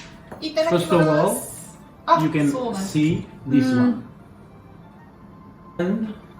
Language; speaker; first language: English; non-native, learner; Russian